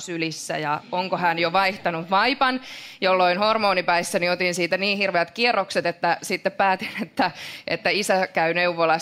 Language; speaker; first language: Finnish; native; Finnish